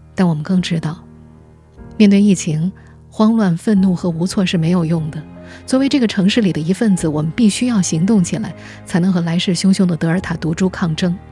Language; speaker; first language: Chinese; native; Chinese